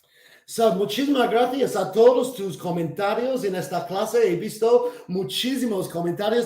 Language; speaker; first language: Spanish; non-native, fluent; English